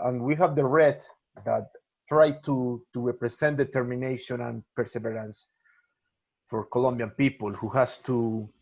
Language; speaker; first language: English; non-native, learner; Spanish